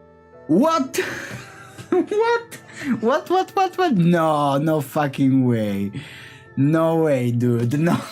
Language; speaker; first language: English; non-native, fluent; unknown